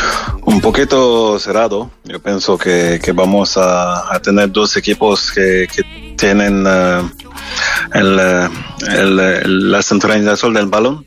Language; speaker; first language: Spanish; non-native, fluent; French